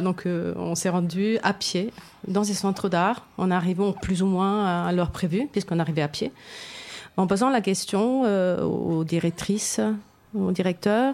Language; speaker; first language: French; non-native, fluent; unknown